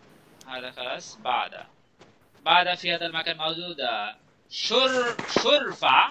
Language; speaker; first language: Arabic; non-native, learner; Bangla